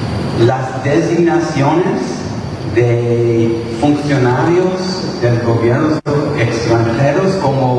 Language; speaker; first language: Spanish; non-native, fluent; English